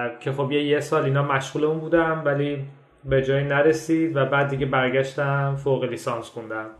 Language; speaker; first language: Persian; native; Persian